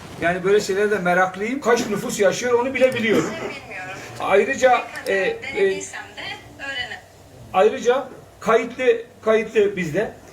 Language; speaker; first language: Turkish; non-native, local second language; Kurdish